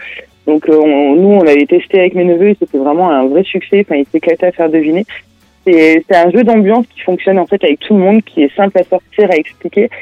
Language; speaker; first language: French; native; French